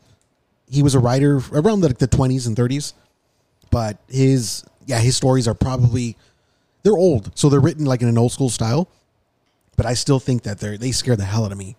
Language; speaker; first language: English; native; English